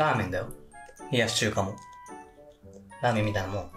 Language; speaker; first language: Japanese; native; Japanese